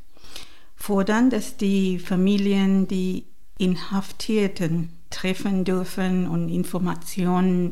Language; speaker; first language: German; non-native, learner; Divehi